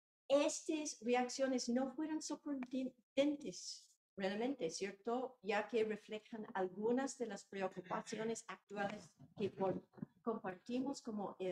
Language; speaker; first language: Spanish; non-native, fluent; English